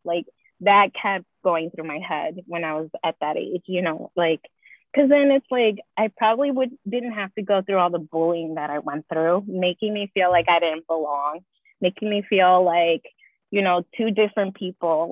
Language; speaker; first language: English; early bilingual, other home language; Spanish